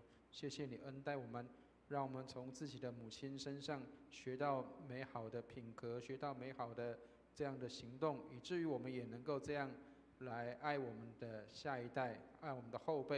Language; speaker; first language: Chinese; native; Chinese